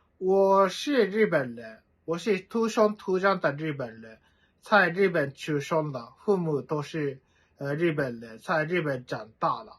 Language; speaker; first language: Chinese; non-native, fluent; Japanese